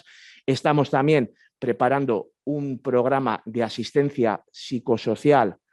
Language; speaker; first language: Spanish; native; Spanish